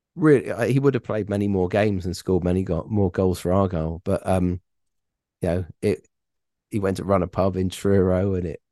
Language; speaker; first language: English; native; English